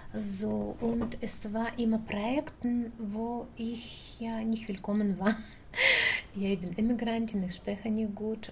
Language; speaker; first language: German; non-native, learner; Russian